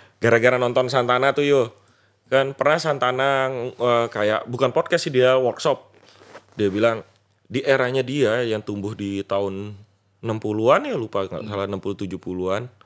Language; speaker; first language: Indonesian; non-native, local second language; Sasak